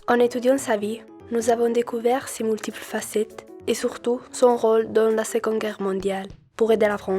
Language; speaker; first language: French; non-native, learner; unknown